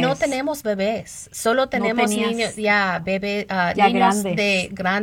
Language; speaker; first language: Spanish; non-native, learner; English